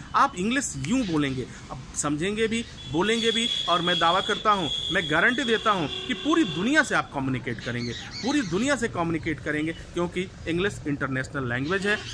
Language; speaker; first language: Hindi; native; Hindi